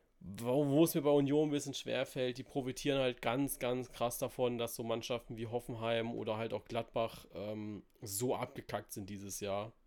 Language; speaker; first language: German; native; German